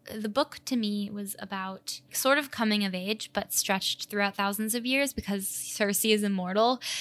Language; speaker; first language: English; native; English